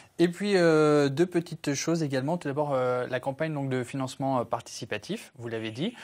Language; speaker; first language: French; native; French